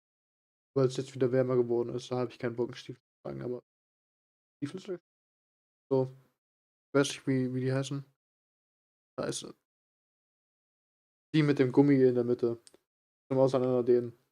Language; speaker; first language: German; native; German